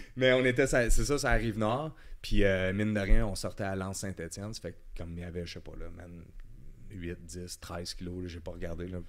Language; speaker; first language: French; native; French